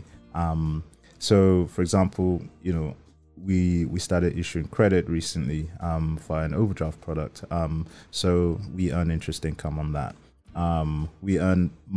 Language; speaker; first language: English; non-native, local second language; Yoruba